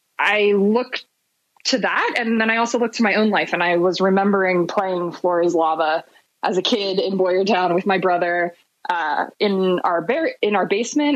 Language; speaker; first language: English; native; English